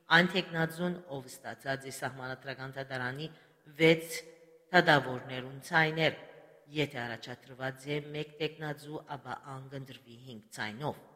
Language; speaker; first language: Armenian; early bilingual, heritage; Armenian